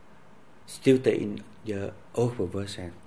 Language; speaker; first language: Dutch; non-native, fluent; Vietnamese